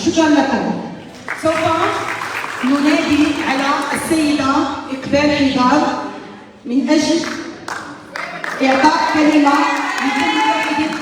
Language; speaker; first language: Arabic; native; Arabic